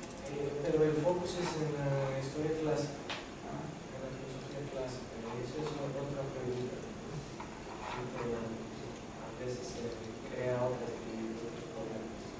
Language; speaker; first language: Spanish; non-native, fluent; Greek